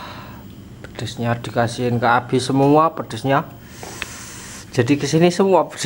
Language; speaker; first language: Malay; non-native, local second language; Javanese